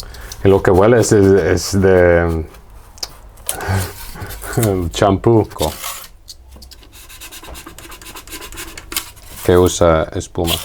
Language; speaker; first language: Spanish; non-native, fluent; English